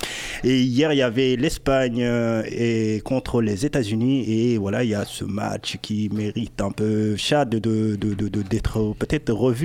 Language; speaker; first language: French; native; French